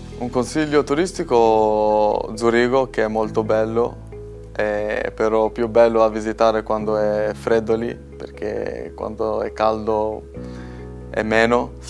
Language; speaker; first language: Italian; non-native, fluent; Albanian